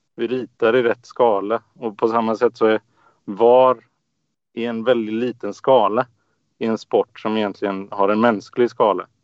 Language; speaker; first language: Swedish; native; Swedish